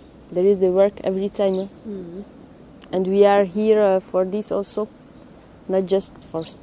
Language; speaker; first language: English; non-native, learner; Hungarian